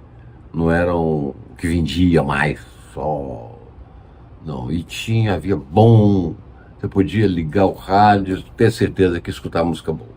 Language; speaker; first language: Portuguese; native; Portuguese